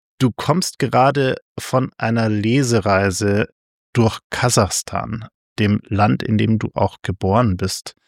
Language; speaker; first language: German; native; German